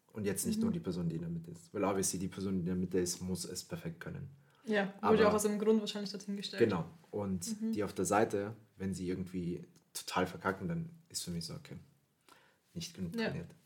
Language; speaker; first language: German; early bilingual, other home language; Filipino